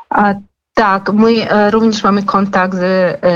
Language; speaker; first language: Polish; non-native, fluent; Ukrainian